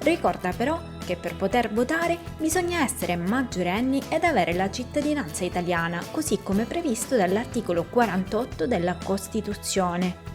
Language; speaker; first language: Italian; native; Italian